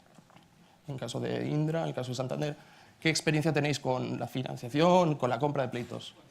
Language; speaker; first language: Spanish; native; Spanish